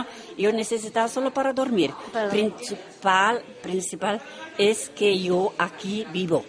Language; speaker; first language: Spanish; non-native, learner; Romanian